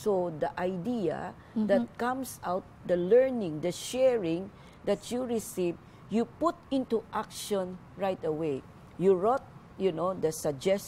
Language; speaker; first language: English; non-native, local second language; Filipino